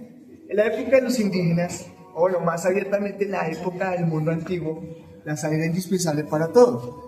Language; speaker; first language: Spanish; native; Spanish